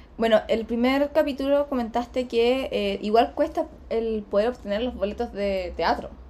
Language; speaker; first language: Spanish; native; Spanish